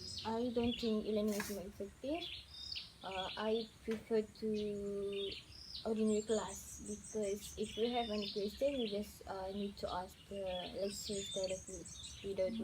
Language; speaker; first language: English; non-native, learner; Malay